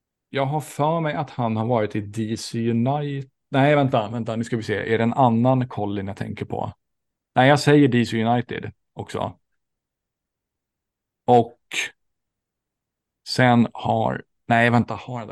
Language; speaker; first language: Swedish; native; Swedish